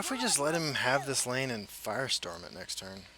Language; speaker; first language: English; native; English